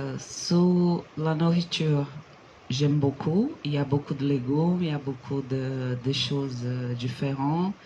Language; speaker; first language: French; non-native, fluent; Portuguese